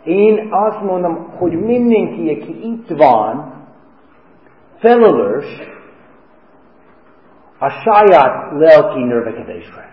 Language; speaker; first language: Hungarian; non-native, fluent; English